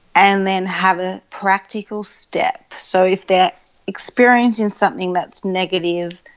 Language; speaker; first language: English; native; English